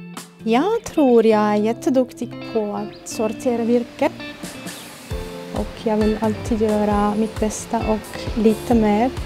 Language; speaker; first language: Swedish; non-native, learner; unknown